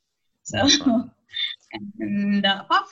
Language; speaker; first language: English; non-native, local second language; Telugu